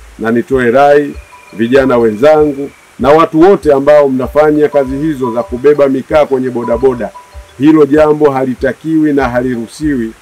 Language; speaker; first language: Swahili; native; Swahili